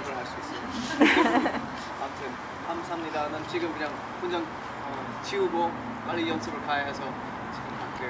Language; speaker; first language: Korean; early bilingual, heritage; English